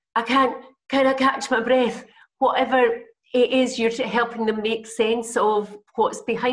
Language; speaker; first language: English; native; English